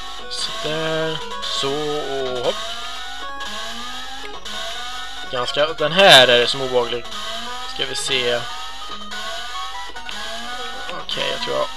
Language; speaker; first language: Swedish; native; Swedish